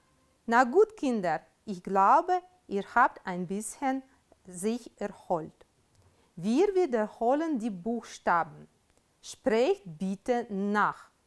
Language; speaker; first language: German; non-native, fluent; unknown